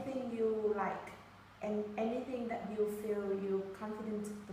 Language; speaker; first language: English; non-native, learner; Vietnamese